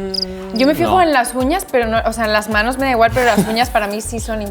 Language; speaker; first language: Spanish; native; Spanish